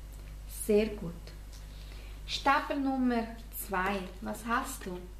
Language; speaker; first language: German; non-native, fluent; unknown